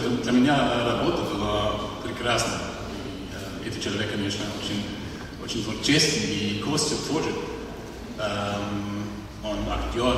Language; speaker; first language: Russian; non-native, learner; German